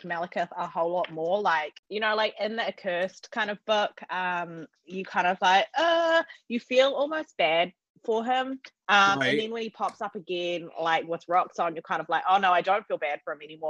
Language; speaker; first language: English; native; English